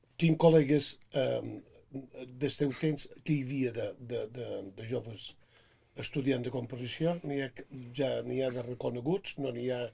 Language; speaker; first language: Catalan; native; Catalan